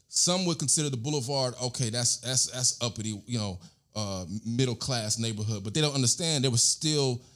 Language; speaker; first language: English; native; English